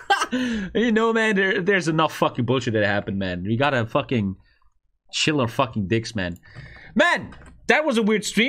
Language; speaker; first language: English; non-native, fluent; German